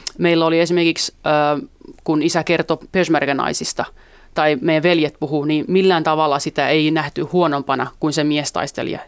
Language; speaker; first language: Finnish; early bilingual, other home language; Kurdish